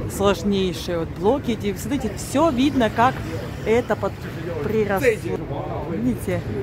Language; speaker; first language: Russian; native; Russian